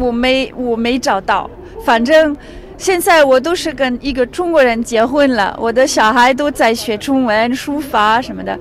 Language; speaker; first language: Chinese; non-native, fluent; French